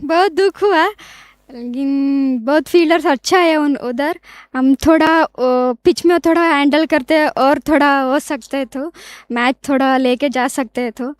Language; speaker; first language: Hindi; non-native, local second language; Odia